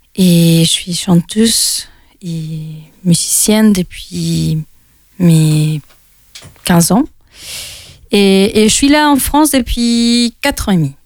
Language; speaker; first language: French; non-native, fluent; Spanish